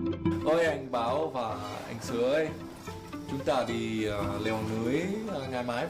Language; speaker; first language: Vietnamese; non-native, learner; English